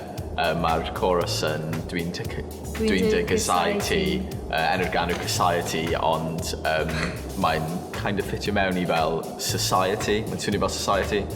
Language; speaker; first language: Welsh; non-native, local second language; English